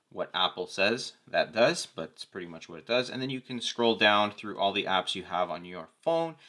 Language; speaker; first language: English; native; English